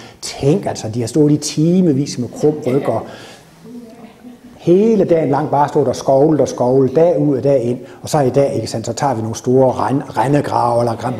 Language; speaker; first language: Danish; native; Danish